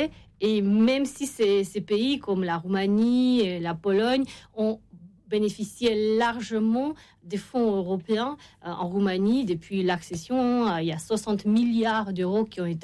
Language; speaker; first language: French; non-native, fluent; Romanian